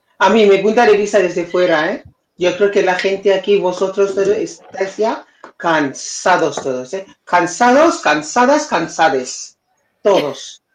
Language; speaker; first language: Spanish; non-native, fluent; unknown